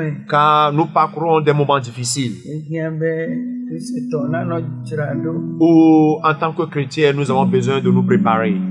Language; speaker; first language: French; non-native, local second language; Ewe